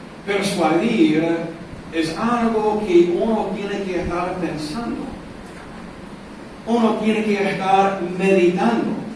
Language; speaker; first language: Spanish; non-native, fluent; English